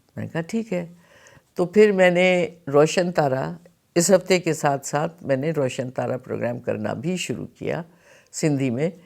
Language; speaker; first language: Urdu; non-native, local second language; Sindhi